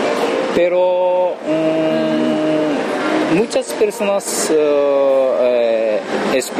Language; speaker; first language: Spanish; non-native, learner; Japanese